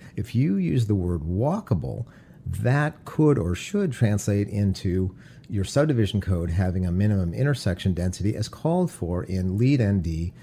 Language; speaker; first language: English; native; English